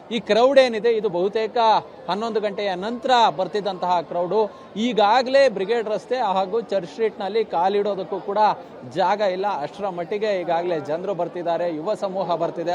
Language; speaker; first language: Kannada; native; Kannada